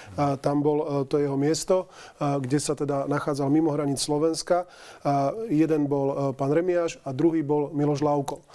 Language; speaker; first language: Slovak; native; Slovak